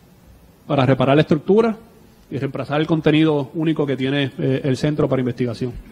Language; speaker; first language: Spanish; native; Spanish